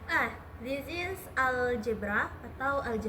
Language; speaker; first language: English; non-native, learner; Indonesian